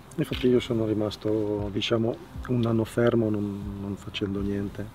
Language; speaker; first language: Italian; non-native, fluent; Czech